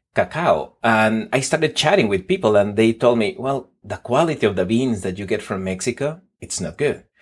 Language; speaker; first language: English; non-native, fluent; Spanish